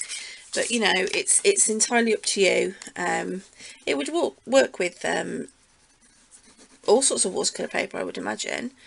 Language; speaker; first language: English; native; English